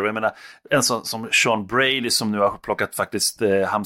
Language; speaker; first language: Swedish; native; Swedish